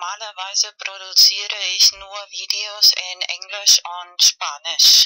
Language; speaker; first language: German; non-native, fluent; Spanish